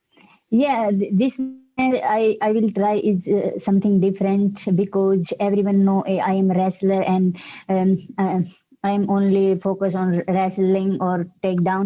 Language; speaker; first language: English; non-native, learner; Hindi